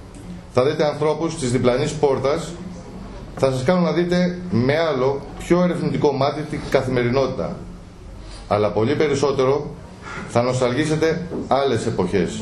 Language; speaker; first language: Greek; native; Greek